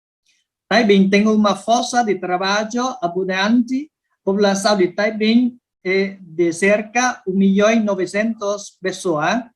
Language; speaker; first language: Portuguese; non-native, learner; Vietnamese